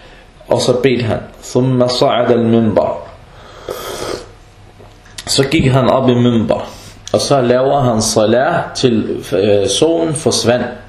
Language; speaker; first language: Danish; non-native, fluent; Arabic